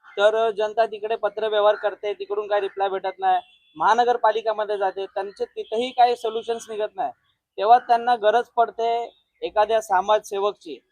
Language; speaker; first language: Marathi; native; Marathi